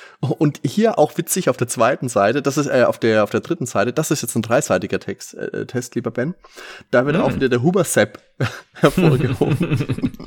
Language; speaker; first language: German; native; German